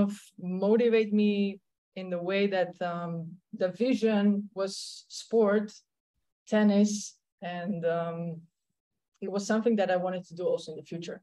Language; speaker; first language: English; non-native, fluent; Slovenian